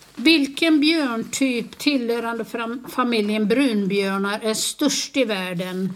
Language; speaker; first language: Swedish; native; Swedish